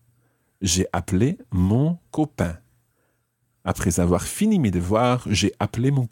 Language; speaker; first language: French; non-native, fluent; English